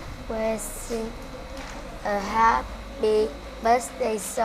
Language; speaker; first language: English; non-native, learner; Vietnamese